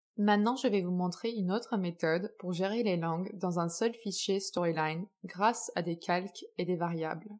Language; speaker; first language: French; native; French